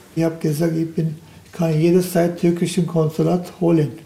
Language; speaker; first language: German; non-native, fluent; Turkish